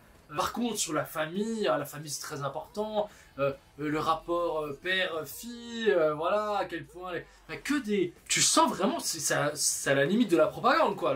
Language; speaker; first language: French; native; French